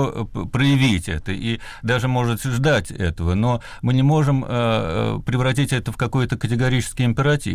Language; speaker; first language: Russian; native; Russian